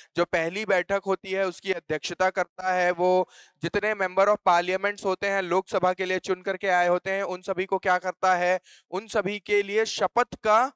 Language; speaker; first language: Hindi; native; Hindi